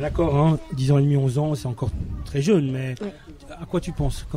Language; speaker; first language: French; native; French